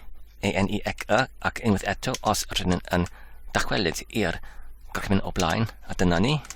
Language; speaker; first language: Welsh; non-native, learner; English